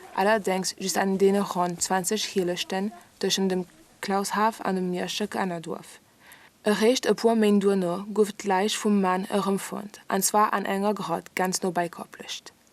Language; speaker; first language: Luxembourgish; non-native, learner; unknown